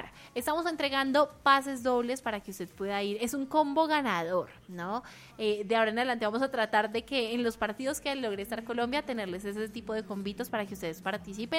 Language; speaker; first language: Spanish; native; Spanish